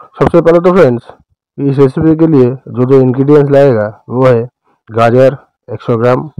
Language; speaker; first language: Hindi; non-native, local second language; Bangla